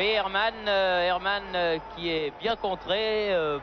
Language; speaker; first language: French; native; French